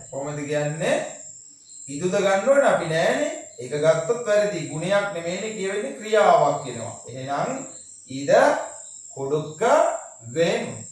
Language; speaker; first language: Sinhala; non-native, local second language; Tamil